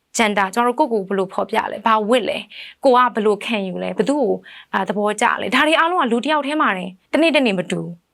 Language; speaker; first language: Burmese; native; Burmese